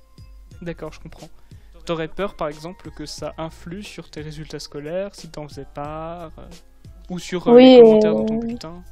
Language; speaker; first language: French; native; French